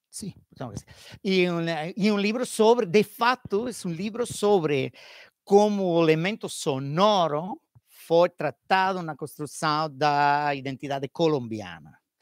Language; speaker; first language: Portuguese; non-native, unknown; Italian